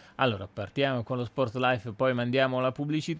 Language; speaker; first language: Italian; native; Italian